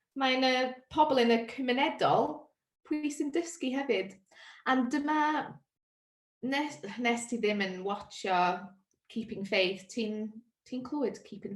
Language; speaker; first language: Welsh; non-native, learner; English